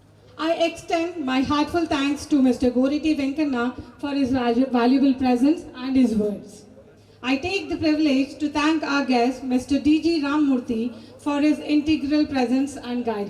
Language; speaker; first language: English; non-native, local second language; Telugu